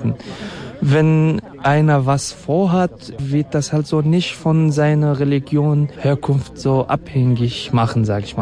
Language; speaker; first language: German; non-native, fluent; Kurdish